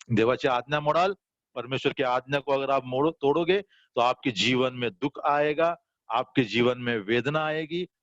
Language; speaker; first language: Hindi; non-native, local second language; Marathi